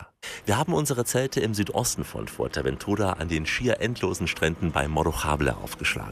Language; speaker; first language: German; native; German